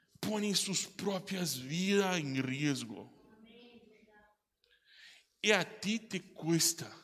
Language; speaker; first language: Spanish; non-native, learner; Portuguese